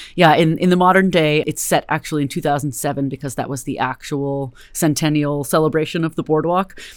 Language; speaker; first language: English; native; English